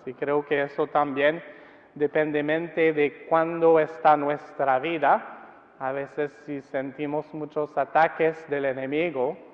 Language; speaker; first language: Spanish; non-native, fluent; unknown